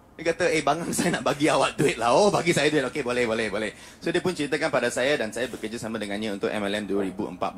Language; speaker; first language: Malay; non-native, local second language; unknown